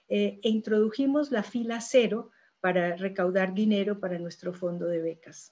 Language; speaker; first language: Spanish; native; Spanish